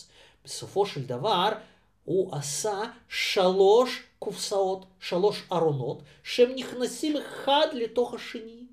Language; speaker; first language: Hebrew; non-native, fluent; Russian